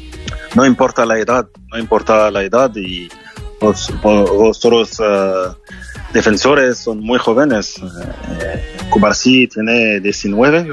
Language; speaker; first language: Spanish; non-native, learner; French